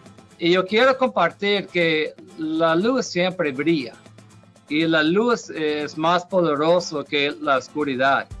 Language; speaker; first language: Spanish; non-native, fluent; English